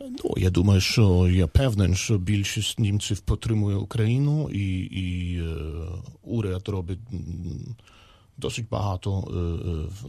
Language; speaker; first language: Ukrainian; non-native, learner; German